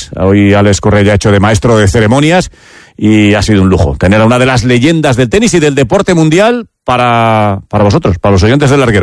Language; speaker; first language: Spanish; native; Spanish